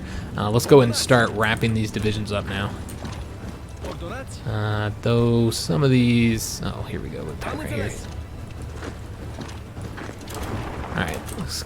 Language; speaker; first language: English; native; English